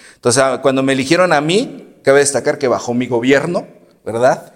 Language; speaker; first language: Spanish; native; Spanish